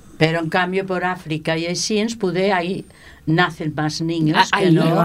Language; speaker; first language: Catalan; native; Catalan